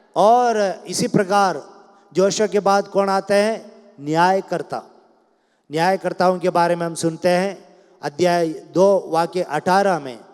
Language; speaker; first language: Hindi; non-native, local second language; Malayalam